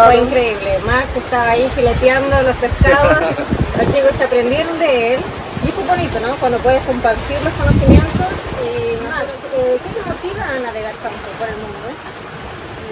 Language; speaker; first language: Spanish; native; Spanish